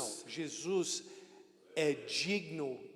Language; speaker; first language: Portuguese; non-native, learner; English